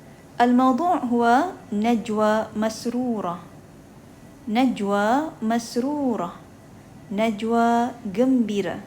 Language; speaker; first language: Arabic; non-native, fluent; Malay